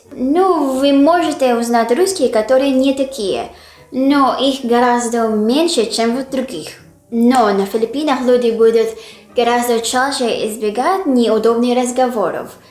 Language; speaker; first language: Russian; non-native, fluent; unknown